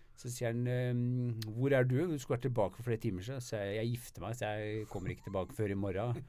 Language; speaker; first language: Norwegian; native; Norwegian